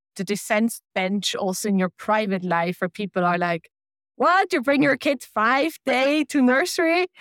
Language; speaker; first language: English; non-native, fluent; German